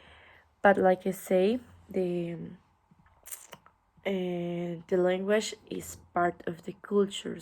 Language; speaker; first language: English; non-native, learner; Spanish